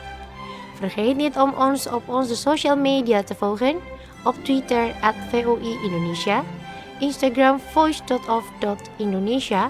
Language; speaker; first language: Dutch; non-native, fluent; Indonesian